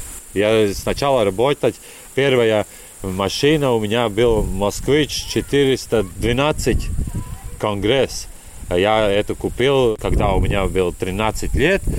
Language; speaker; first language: Russian; non-native, local second language; Latvian